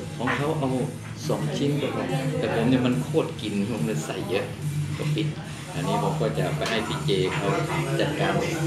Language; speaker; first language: Thai; native; Thai